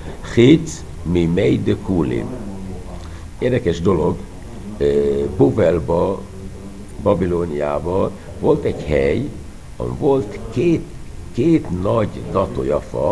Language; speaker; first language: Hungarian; non-native, fluent; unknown